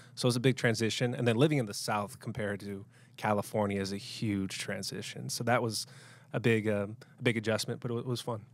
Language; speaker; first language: English; native; English